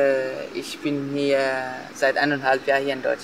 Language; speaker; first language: German; non-native, learner; Arabic